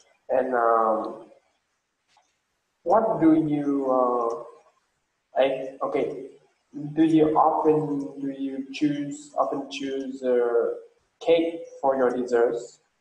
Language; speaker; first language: English; non-native, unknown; Vietnamese